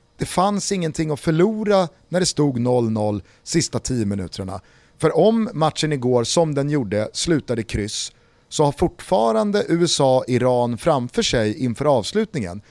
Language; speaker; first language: Swedish; native; Swedish